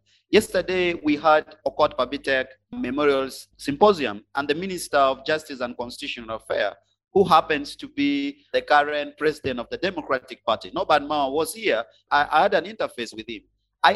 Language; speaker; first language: English; non-native, local second language; Acoli